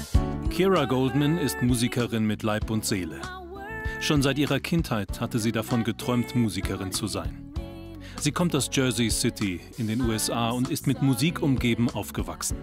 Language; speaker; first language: German; native; German